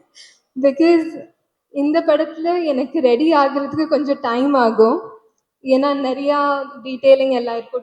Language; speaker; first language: Tamil; non-native, learner; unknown